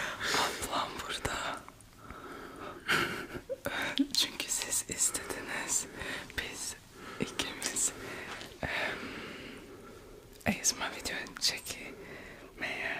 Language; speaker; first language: Turkish; early bilingual, heritage; Turkish